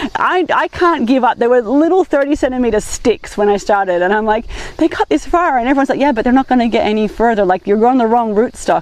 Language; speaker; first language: English; native; English